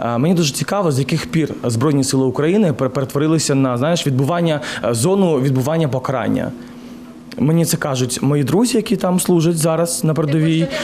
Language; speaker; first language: Ukrainian; native; Ukrainian